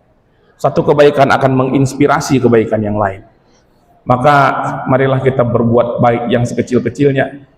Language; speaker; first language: Indonesian; native; Indonesian